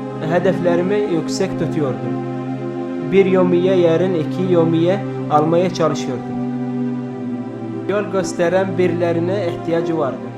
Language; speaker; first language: Turkish; non-native, learner; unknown